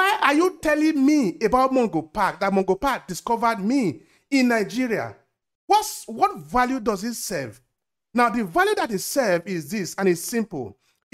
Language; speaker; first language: English; non-native, local second language; Bini